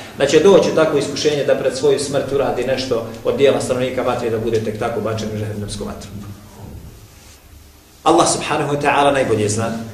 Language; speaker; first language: Bosnian; native; Bosnian